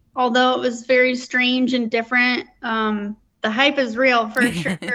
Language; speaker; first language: English; native; English